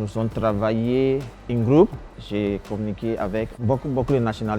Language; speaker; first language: French; non-native, learner; Arabic